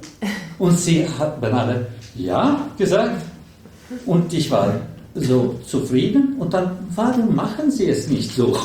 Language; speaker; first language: German; non-native, learner; Swedish